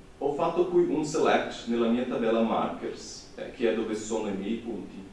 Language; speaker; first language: Italian; non-native, fluent; Portuguese